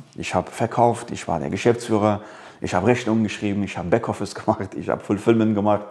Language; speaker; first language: German; early bilingual, other home language; Persian